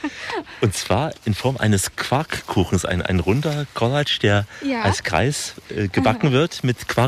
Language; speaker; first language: German; native; German